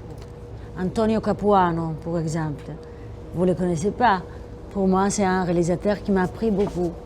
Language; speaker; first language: French; non-native, fluent; Italian